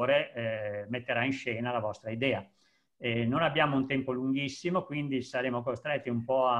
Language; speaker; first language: Italian; native; Italian